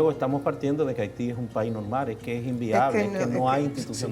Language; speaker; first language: Spanish; native; Spanish